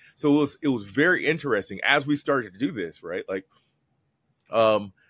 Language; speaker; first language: English; native; English